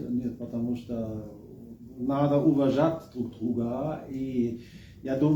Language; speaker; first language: Russian; non-native, fluent; German